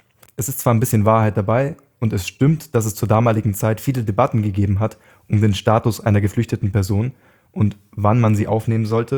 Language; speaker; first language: German; native; German